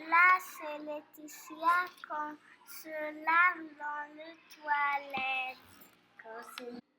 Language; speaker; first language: French; non-native, learner; Portuguese